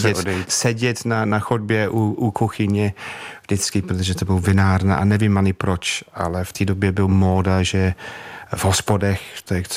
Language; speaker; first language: Czech; non-native, fluent; English